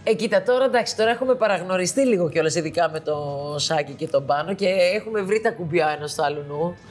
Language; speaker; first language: Greek; early bilingual, heritage; Greek